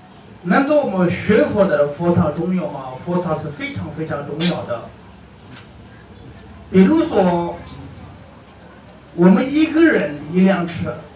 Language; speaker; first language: Chinese; non-native, fluent; Tibetan